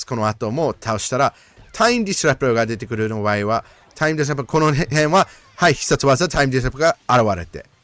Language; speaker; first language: Japanese; non-native, learner; English